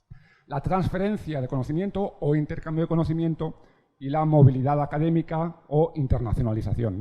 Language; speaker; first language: Spanish; native; Spanish